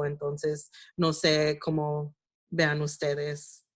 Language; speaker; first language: Spanish; early bilingual, heritage; Spanish